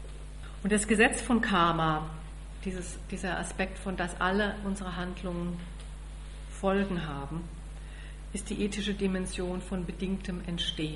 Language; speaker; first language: German; native; German